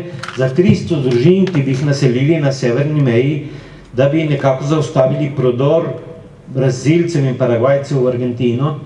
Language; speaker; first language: Slovenian; early bilingual, heritage; Slovenian